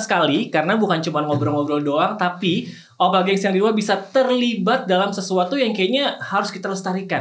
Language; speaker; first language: Indonesian; native; Indonesian